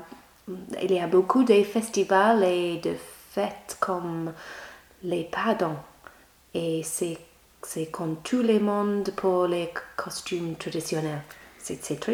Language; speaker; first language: French; non-native, learner; English